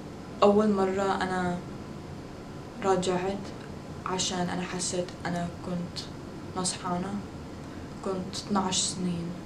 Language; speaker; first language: Arabic; early bilingual, heritage; Arabic